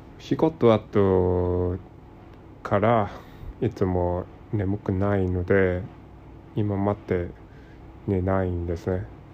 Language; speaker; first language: Japanese; non-native, learner; Cantonese